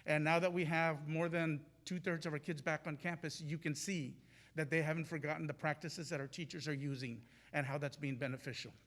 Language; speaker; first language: English; native; English